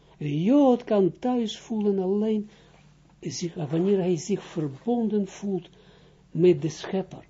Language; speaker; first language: Dutch; non-native, fluent; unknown